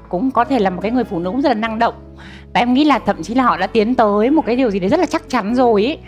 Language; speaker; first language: Vietnamese; native; Vietnamese